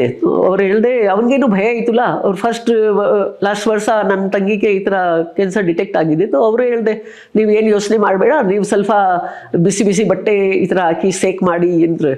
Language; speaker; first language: Kannada; non-native, local second language; Hindi